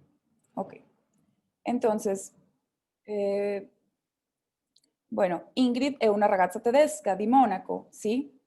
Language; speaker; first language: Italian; non-native, fluent; Spanish